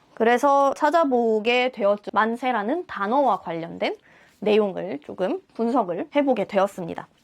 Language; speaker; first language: Korean; non-native, fluent; Russian